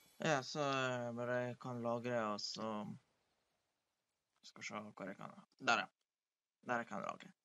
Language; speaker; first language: Norwegian; early bilingual, other home language; Polish